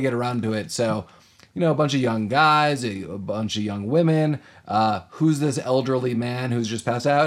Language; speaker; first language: English; native; English